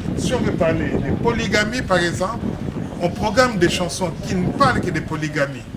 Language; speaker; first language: French; non-native, local second language; Lingala